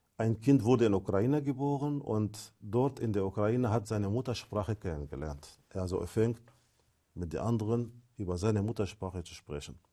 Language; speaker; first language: German; non-native, fluent; Arabic